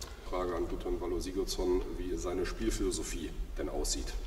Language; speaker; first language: German; native; German